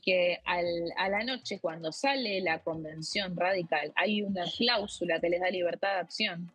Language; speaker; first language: Spanish; native; Spanish